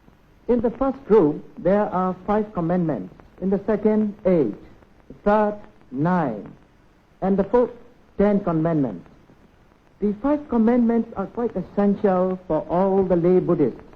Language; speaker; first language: English; non-native, local second language; Burmese